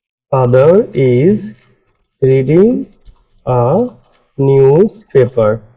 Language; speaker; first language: English; non-native, fluent; Bangla